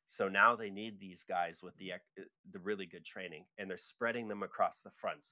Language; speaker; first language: English; native; English